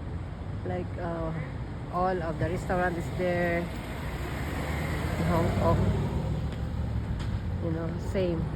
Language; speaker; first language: English; non-native, local second language; Cebuano